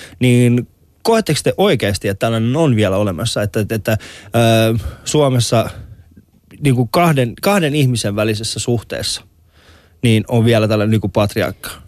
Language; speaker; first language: Finnish; early bilingual, other home language; Persian